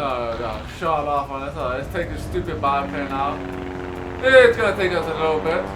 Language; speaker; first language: English; native; English